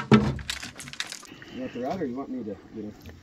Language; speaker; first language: English; native; English